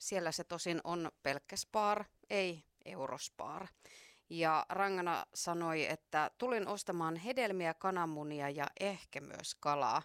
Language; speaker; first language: Finnish; native; Finnish